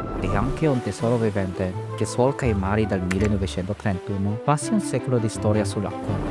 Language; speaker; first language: Italian; non-native, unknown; Filipino